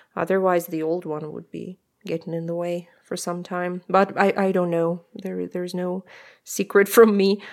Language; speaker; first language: English; non-native, fluent; Russian